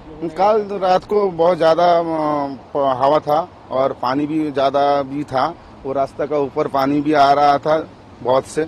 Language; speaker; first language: Hindi; non-native, local second language; Bangla